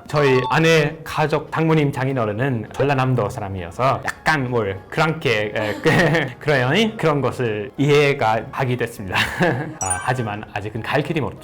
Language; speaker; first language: Korean; non-native, fluent; English